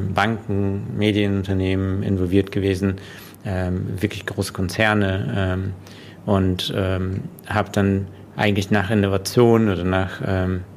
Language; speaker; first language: German; non-native, fluent; Russian